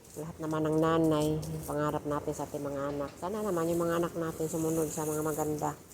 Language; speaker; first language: Filipino; non-native, local second language; Cebuano